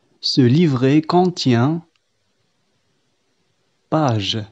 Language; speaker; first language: French; non-native, fluent; Arabic